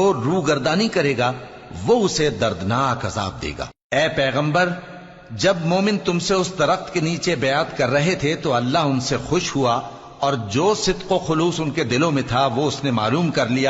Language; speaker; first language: Urdu; native; Urdu